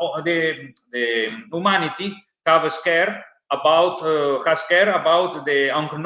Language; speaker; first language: English; non-native, learner; Italian